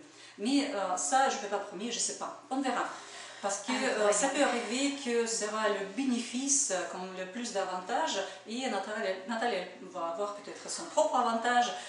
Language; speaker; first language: French; non-native, learner; Russian